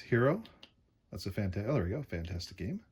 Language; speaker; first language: English; native; English